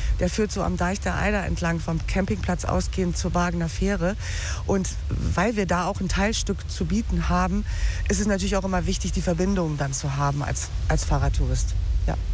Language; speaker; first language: German; native; German